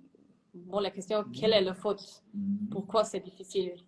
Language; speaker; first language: French; non-native, fluent; German